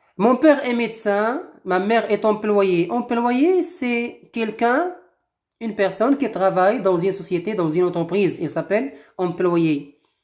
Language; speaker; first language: French; non-native, local second language; Arabic